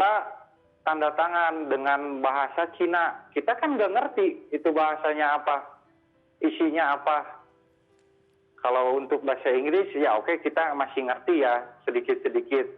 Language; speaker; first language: Indonesian; native; Indonesian